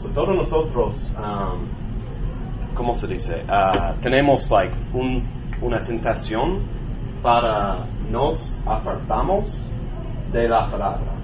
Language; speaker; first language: Spanish; non-native, learner; English